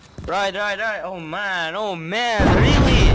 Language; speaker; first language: English; non-native, learner; Turkish